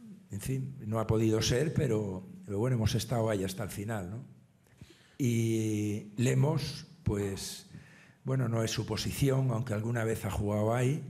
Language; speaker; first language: Spanish; native; Spanish